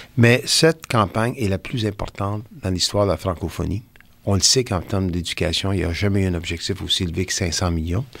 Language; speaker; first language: French; non-native, local second language; English